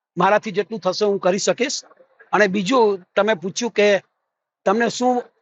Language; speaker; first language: Gujarati; native; Gujarati